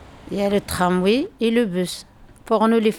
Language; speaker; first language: French; non-native, learner; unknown